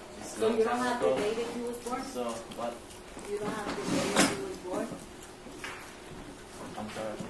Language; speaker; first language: English; non-native, learner; Chinese